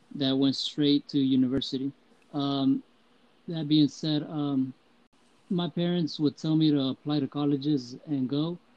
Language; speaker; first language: English; early bilingual, heritage; Spanish